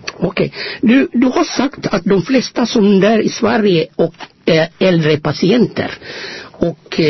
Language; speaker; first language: Swedish; non-native, fluent; Amharic